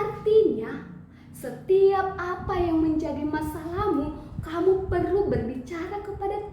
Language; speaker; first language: Indonesian; native; Indonesian